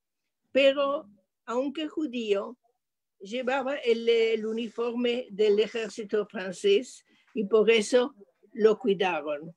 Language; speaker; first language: Spanish; non-native, fluent; French